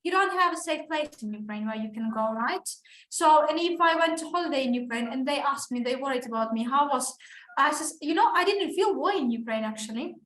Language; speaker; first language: English; non-native, fluent; Ukrainian